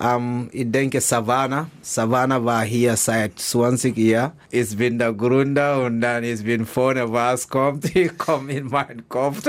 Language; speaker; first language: German; non-native, learner; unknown